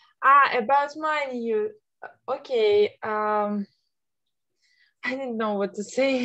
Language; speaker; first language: English; non-native, learner; Russian